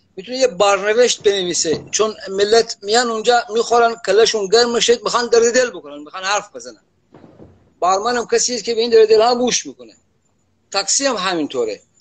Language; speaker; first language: Persian; non-native, local second language; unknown